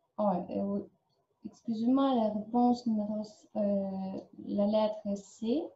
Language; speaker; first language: French; non-native, learner; Ukrainian